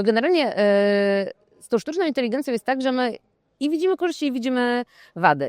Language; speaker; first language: Polish; native; Polish